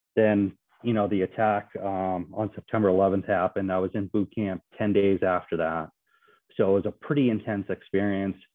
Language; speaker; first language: English; native; English